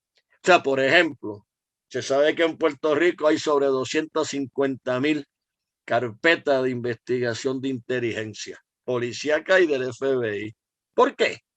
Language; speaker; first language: Spanish; native; Spanish